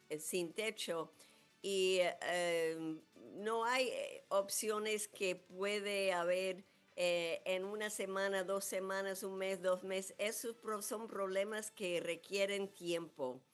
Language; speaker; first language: Spanish; non-native, fluent; English